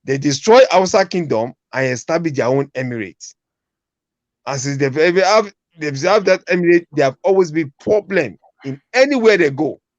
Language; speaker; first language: English; non-native, local second language; Yoruba